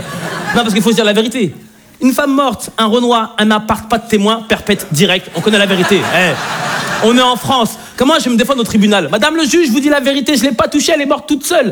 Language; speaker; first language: French; native; French